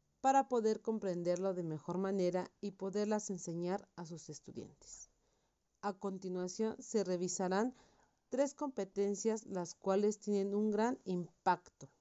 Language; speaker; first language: Spanish; native; Spanish